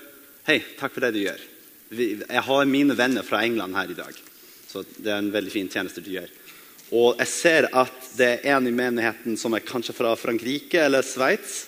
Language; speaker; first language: Norwegian; non-native, fluent; English